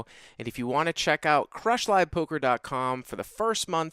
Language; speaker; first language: English; native; English